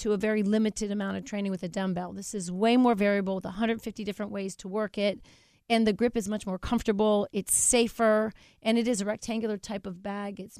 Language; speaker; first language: English; native; English